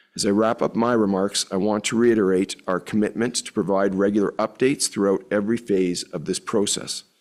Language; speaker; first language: English; native; English